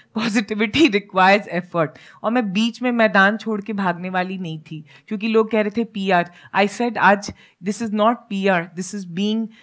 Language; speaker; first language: Hindi; native; Hindi